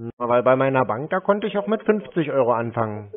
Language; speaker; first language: German; native; German